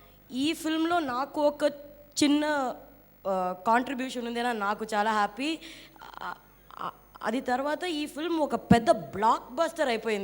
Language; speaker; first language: Telugu; non-native, local second language; Tamil